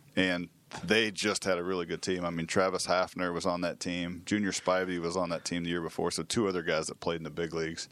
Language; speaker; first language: English; native; English